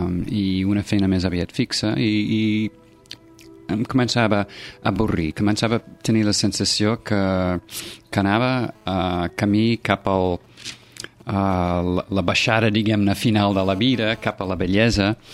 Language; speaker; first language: Catalan; non-native, fluent; English